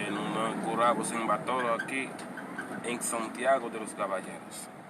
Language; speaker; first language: Spanish; non-native, learner; Haitian Creole